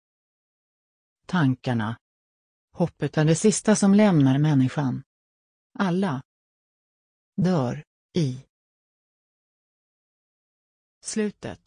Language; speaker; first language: Swedish; non-native, learner; English